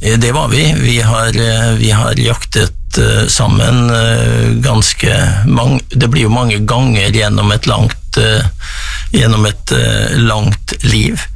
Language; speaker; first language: Norwegian; native; Norwegian